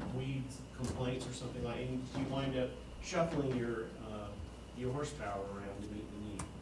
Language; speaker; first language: English; native; English